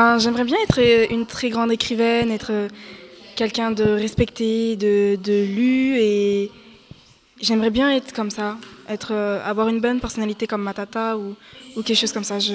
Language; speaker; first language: French; early bilingual, other home language; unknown